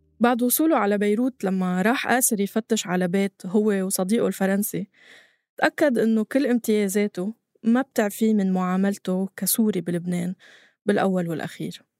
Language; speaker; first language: Arabic; native; Arabic